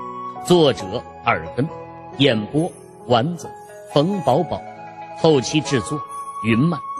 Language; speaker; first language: Chinese; native; Chinese